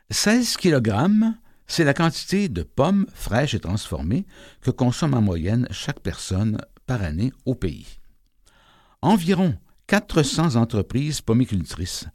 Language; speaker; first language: French; native; French